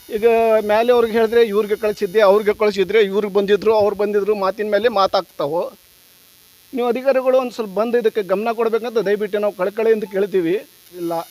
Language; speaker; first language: Kannada; non-native, local second language; Urdu